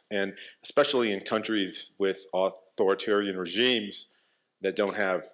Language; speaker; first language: English; native; English